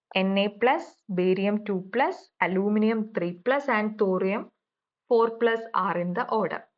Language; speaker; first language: English; non-native, local second language; Malayalam